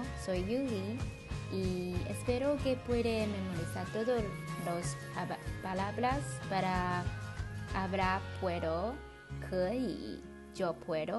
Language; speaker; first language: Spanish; non-native, learner; Chinese